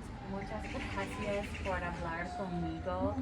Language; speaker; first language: Spanish; non-native, learner; English